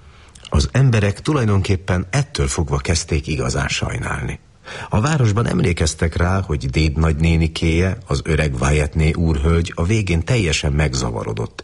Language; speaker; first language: Hungarian; native; Hungarian